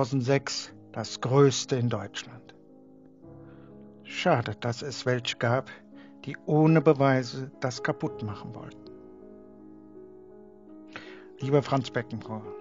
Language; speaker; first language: German; early bilingual, other home language; Turkish